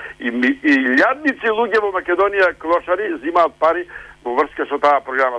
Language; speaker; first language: Macedonian; native; Macedonian